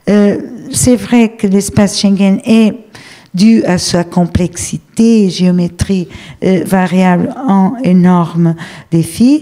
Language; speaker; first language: French; non-native, fluent; Portuguese